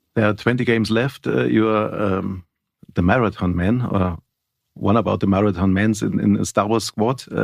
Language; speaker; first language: English; non-native, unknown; German